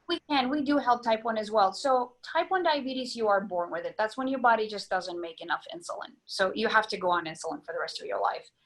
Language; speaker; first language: English; non-native, fluent; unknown